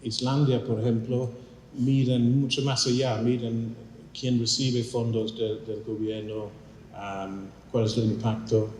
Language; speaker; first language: Spanish; non-native, fluent; English